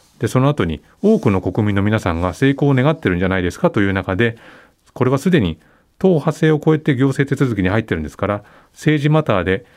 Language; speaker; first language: Japanese; native; Japanese